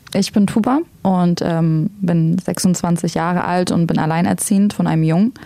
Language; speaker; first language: German; early bilingual, other home language; Turkish